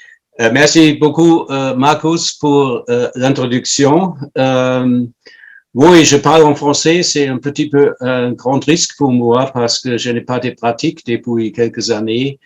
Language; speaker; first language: French; non-native, fluent; German